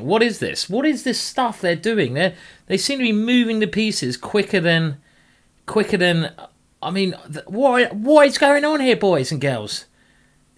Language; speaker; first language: English; native; English